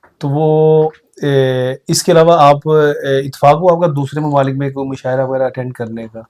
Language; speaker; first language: Urdu; native; Urdu